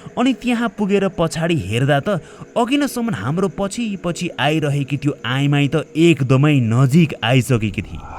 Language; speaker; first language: Nepali; native; Nepali